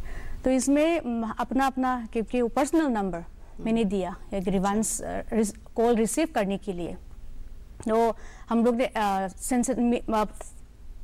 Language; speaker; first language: Hindi; non-native, local second language; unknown